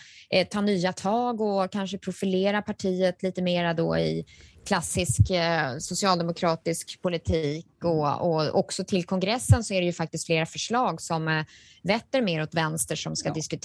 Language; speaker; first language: Swedish; native; Swedish